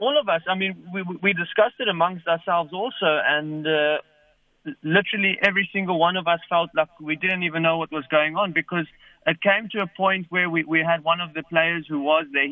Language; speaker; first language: English; native; English